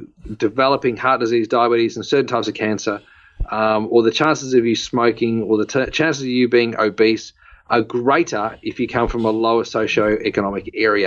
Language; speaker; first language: English; native; English